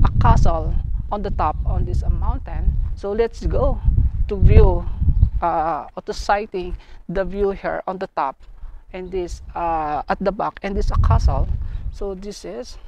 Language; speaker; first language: English; non-native, learner; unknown